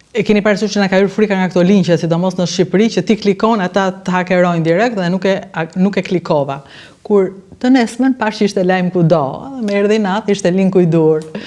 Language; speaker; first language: Albanian; native; Albanian